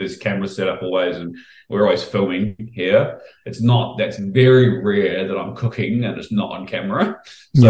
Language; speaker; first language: English; native; English